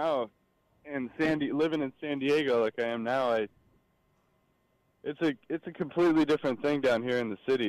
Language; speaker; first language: English; native; English